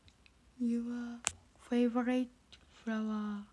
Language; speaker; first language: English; non-native, learner; Japanese